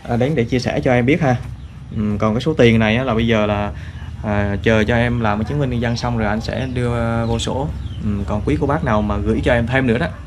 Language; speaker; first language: Vietnamese; native; Vietnamese